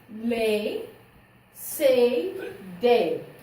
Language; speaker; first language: French; non-native, fluent; English